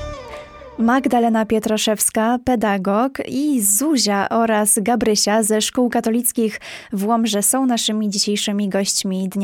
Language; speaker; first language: Polish; native; Polish